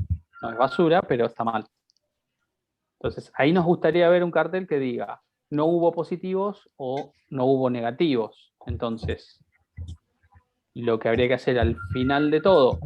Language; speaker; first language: Spanish; native; Spanish